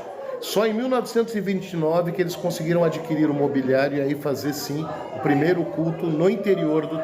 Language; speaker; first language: Portuguese; native; Portuguese